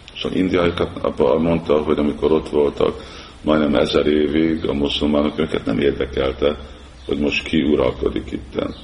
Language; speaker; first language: Hungarian; early bilingual, heritage; Hungarian